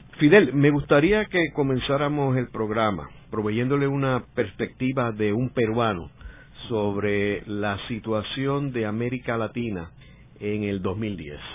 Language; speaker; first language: Spanish; native; Spanish